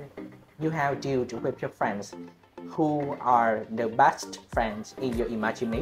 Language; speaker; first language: English; non-native, learner; Vietnamese